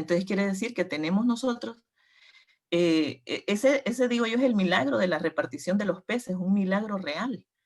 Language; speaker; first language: Spanish; native; Spanish